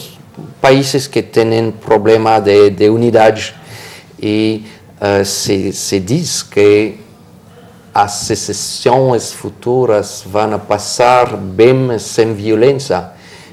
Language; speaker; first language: Spanish; non-native, fluent; French